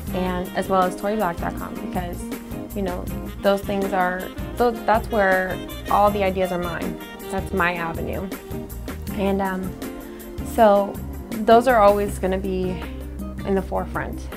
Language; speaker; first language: English; native; English